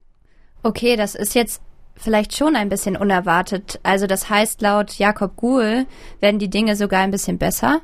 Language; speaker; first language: German; native; German